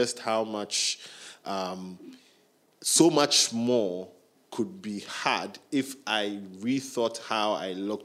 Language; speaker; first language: English; non-native, local second language; Akan